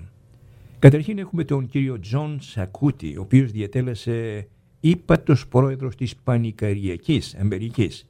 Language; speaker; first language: Greek; native; Greek